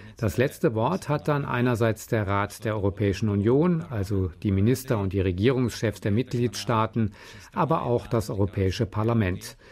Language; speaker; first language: German; non-native, fluent; Czech